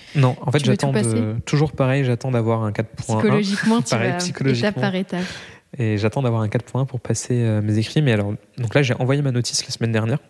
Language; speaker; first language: French; native; French